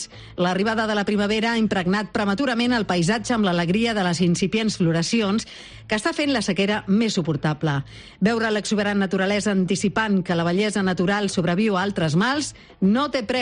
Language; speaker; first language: Catalan; native; Catalan